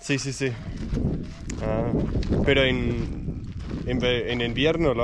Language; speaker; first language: Spanish; non-native, fluent; Danish